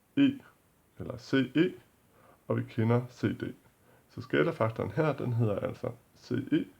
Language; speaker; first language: Danish; native; Danish